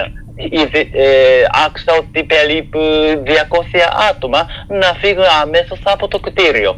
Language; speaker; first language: Greek; non-native, fluent; Japanese